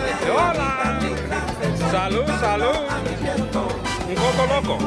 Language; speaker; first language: Spanish; non-native, learner; English